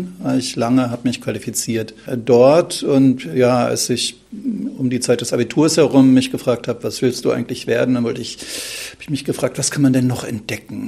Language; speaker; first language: German; native; German